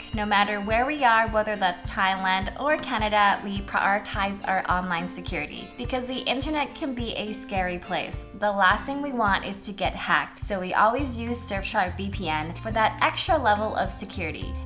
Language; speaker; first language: English; native; English